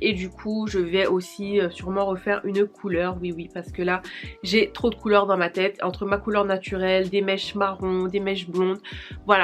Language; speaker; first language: French; native; French